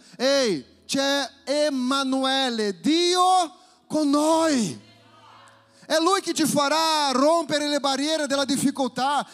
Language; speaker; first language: Italian; non-native, fluent; Portuguese